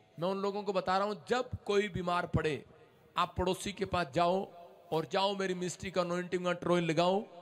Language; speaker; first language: Hindi; non-native, local second language; Punjabi